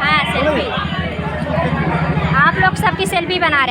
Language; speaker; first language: Hindi; non-native, local second language; Awadhi